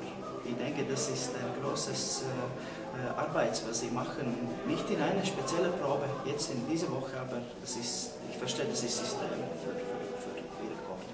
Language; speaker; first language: German; non-native, learner; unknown